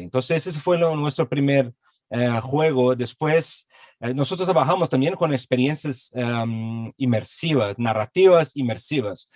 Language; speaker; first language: Spanish; non-native, fluent; Portuguese